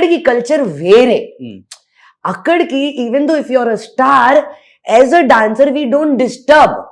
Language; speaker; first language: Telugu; non-native, learner; Hindi